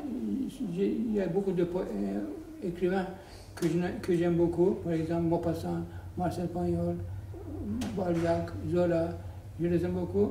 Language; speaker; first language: French; non-native, fluent; Turkish